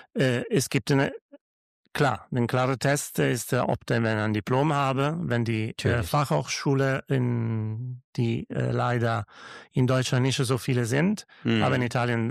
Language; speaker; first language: German; non-native, learner; Italian